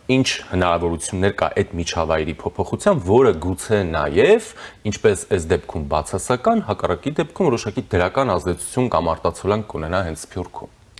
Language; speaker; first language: Armenian; native; Armenian